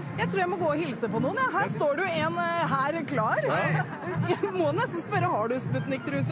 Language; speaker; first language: Norwegian; native; Norwegian